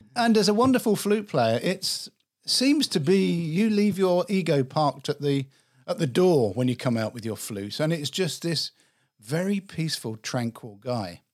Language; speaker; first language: English; native; English